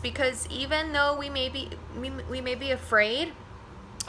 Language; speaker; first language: English; native; English